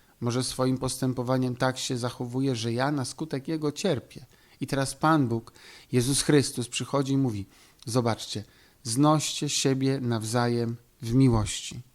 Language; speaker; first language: Polish; native; Polish